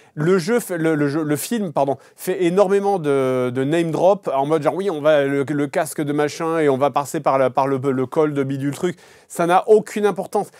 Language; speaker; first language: French; native; French